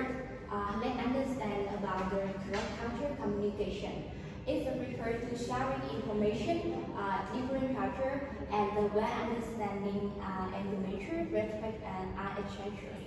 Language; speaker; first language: English; non-native, learner; Vietnamese